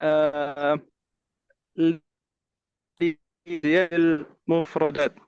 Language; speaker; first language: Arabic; non-native, learner; Indonesian